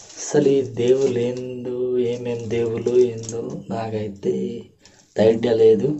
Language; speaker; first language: Telugu; non-native, local second language; Gondi